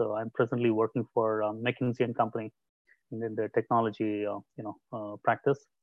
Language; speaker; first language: English; non-native, local second language; Kannada